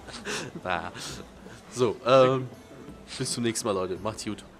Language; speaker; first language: German; native; German